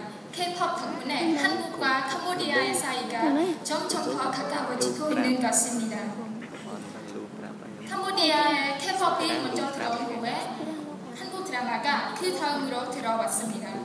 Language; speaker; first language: Korean; non-native, learner; Khmer